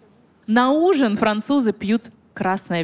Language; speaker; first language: Russian; native; Russian